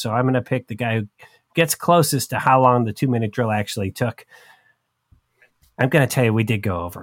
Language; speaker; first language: English; native; English